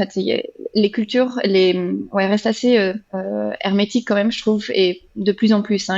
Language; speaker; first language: French; native; French